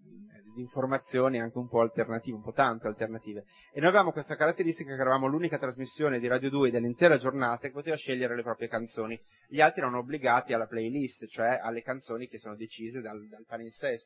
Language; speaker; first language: Italian; native; Italian